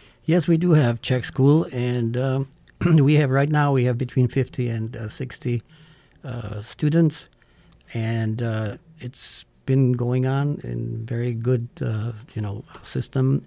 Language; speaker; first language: English; non-native, fluent; Czech